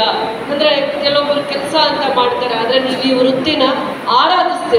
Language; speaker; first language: Kannada; native; Kannada